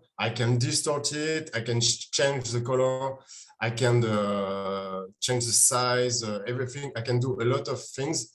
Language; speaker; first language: English; non-native, fluent; French